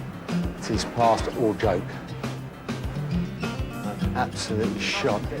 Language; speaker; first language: English; native; English